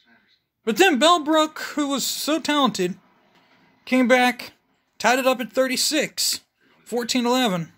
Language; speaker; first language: English; native; English